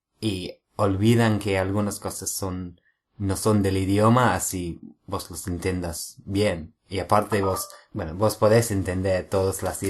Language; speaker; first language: Spanish; non-native, fluent; English